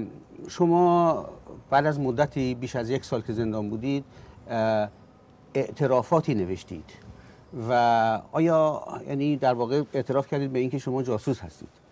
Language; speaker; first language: Persian; native; Persian